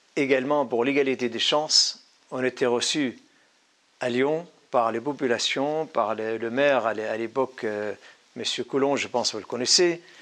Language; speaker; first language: French; non-native, fluent; Arabic